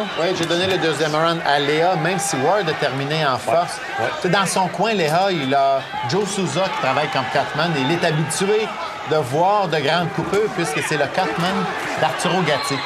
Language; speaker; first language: French; native; French